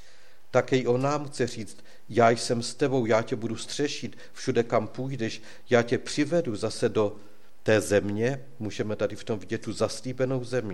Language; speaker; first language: Czech; native; Czech